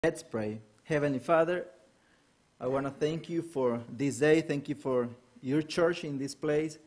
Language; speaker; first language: English; non-native, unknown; Spanish